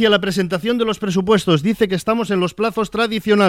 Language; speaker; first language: Spanish; native; Spanish